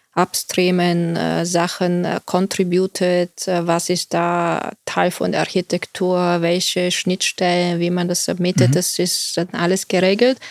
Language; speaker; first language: German; non-native, fluent; Bulgarian